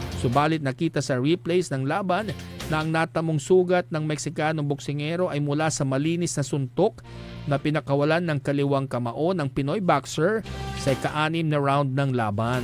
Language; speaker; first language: Filipino; non-native, local second language; Iloko